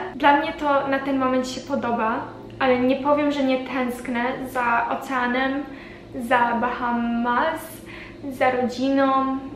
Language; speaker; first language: Polish; early bilingual, heritage; Polish